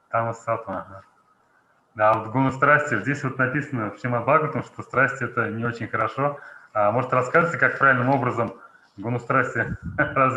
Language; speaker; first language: Russian; native; Russian